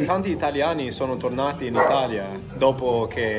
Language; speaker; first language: Italian; non-native, fluent; English